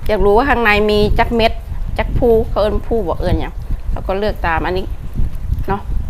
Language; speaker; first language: Thai; native; Thai